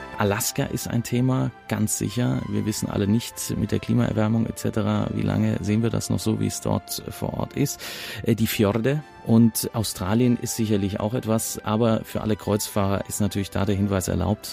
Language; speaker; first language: German; native; German